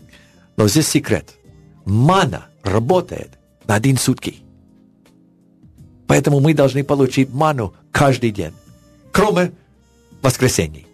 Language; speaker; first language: Russian; non-native, learner; English